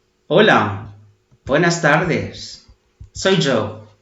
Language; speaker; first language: Spanish; non-native, fluent; Filipino